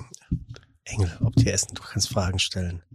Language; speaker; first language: German; native; German